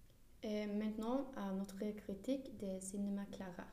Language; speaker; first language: French; non-native, learner; Swedish